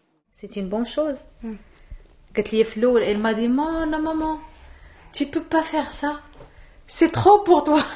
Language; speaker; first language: French; non-native, local second language; Arabic